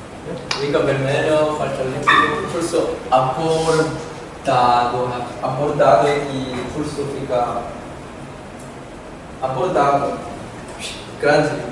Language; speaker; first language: Portuguese; non-native, learner; Korean